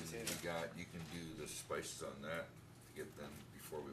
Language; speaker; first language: English; native; English